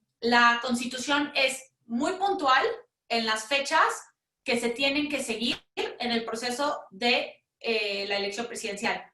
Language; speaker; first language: Spanish; native; Spanish